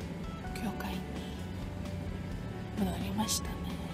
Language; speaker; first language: Japanese; non-native, learner; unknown